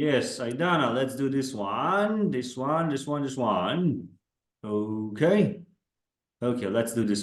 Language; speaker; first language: English; non-native, fluent; Kazakh